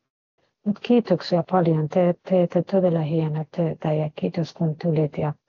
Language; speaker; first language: Finnish; non-native, fluent; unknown